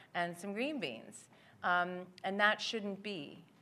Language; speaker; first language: English; native; English